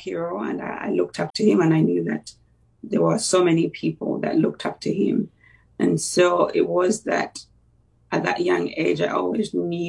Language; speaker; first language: English; non-native, local second language; Ganda